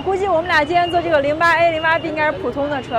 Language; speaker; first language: Chinese; native; Chinese